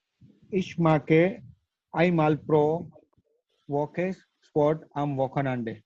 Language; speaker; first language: German; non-native, learner; Gujarati